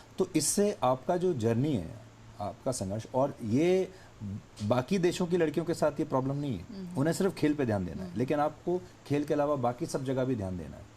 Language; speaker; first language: Hindi; native; Hindi